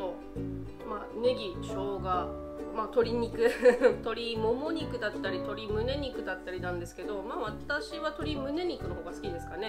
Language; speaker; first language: Japanese; native; Japanese